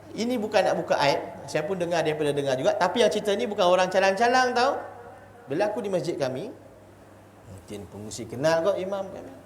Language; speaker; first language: Malay; non-native, local second language; Chinese